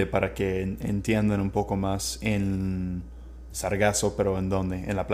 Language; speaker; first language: Spanish; non-native, fluent; English